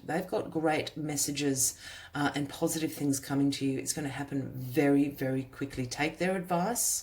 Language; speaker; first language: English; native; English